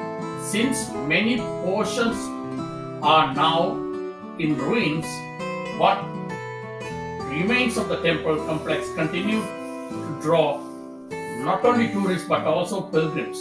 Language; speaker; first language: English; non-native, local second language; Tamil